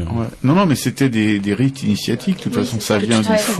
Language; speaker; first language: French; native; French